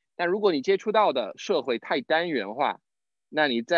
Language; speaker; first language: Chinese; non-native, fluent; English